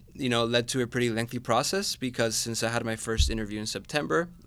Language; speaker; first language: English; non-native, fluent; Spanish